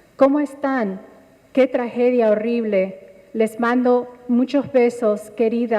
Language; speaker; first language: Spanish; early bilingual, heritage; Spanish